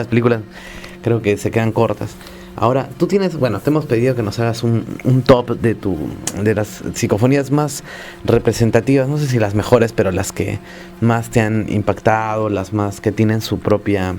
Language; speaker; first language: Spanish; native; Spanish